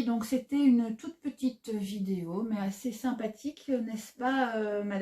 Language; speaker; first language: French; native; French